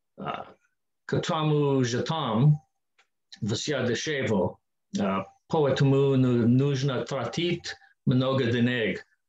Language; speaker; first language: Russian; non-native, learner; English